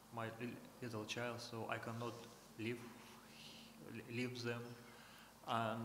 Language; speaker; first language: English; non-native, learner; Russian